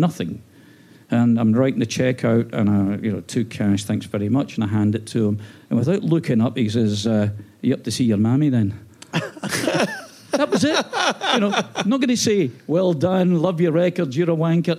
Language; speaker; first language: English; native; English